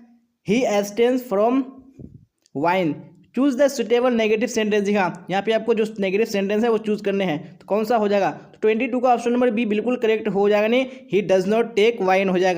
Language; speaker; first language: Hindi; native; Hindi